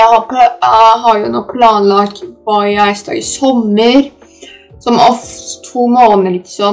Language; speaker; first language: Norwegian; early bilingual, other home language; Polish